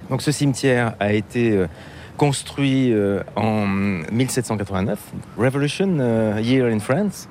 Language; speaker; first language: French; native; French